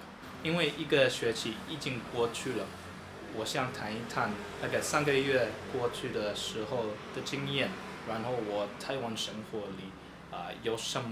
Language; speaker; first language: Chinese; non-native, learner; English